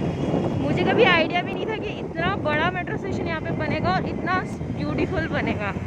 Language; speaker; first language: Hindi; native; Hindi